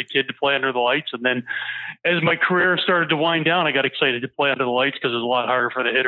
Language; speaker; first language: English; native; English